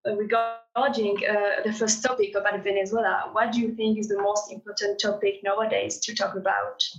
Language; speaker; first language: English; non-native, fluent; French